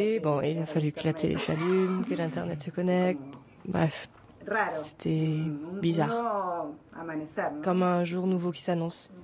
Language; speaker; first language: French; native; French